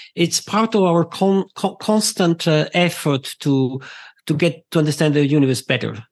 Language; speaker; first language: English; non-native, fluent; Italian